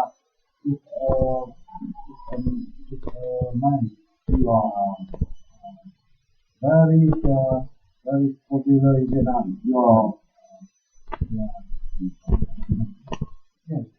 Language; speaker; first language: English; non-native, learner; Vietnamese